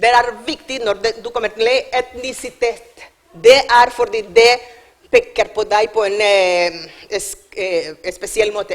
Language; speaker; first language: Norwegian; non-native, learner; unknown